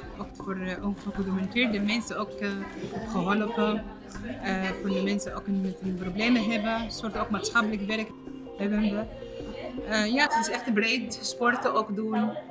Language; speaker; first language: Dutch; non-native, learner; Arabic